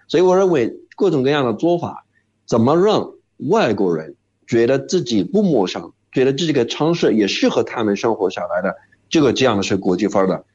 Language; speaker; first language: Chinese; non-native, fluent; Arabic